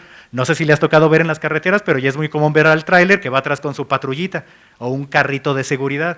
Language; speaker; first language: Spanish; native; Spanish